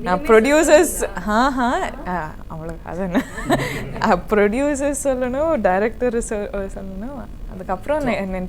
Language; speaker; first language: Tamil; non-native, learner; Kannada